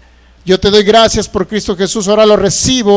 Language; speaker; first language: Spanish; native; Spanish